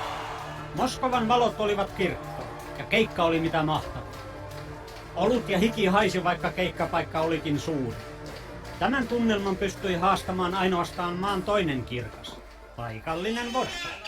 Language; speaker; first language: Finnish; native; Finnish